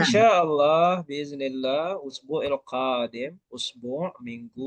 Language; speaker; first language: Arabic; non-native, fluent; Malay